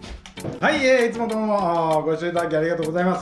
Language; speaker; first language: Japanese; native; Japanese